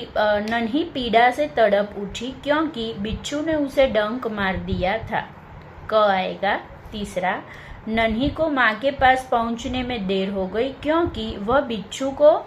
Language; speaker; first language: Hindi; non-native, local second language; Gujarati